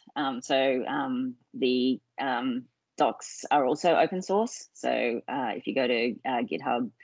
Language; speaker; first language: English; native; English